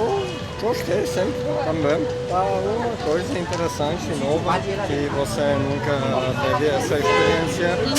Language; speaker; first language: Portuguese; non-native, learner; Vietnamese